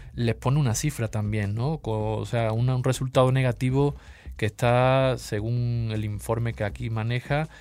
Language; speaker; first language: Spanish; native; Spanish